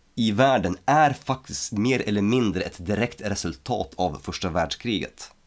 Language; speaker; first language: Swedish; native; Swedish